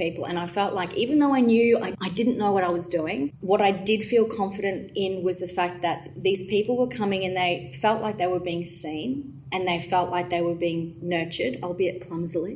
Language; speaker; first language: English; native; English